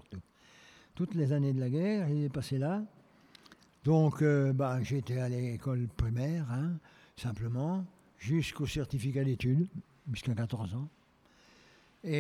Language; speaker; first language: French; native; French